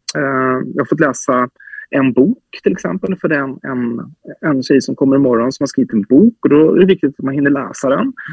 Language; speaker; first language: Swedish; native; Swedish